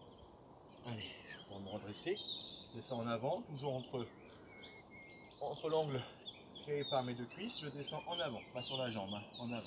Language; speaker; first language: French; native; French